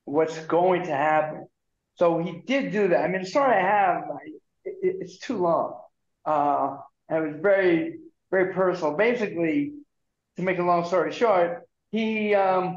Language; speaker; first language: English; native; English